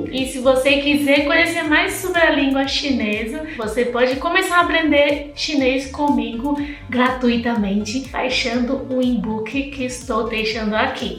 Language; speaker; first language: Portuguese; non-native, fluent; Chinese